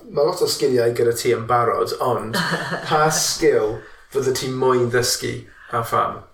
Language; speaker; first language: Welsh; non-native, learner; English